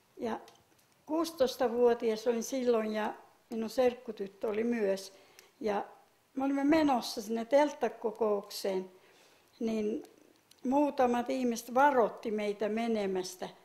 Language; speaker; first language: Finnish; non-native, local second language; Northern Sami